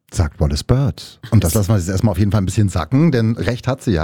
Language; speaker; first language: German; native; German